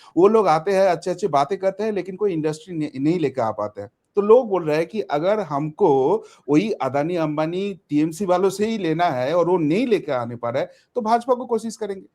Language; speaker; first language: Hindi; non-native, local second language; Bangla